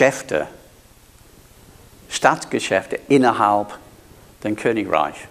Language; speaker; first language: German; non-native, fluent; English